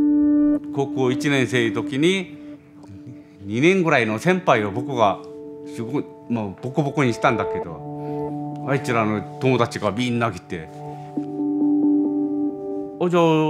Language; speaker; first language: Japanese; non-native, fluent; Korean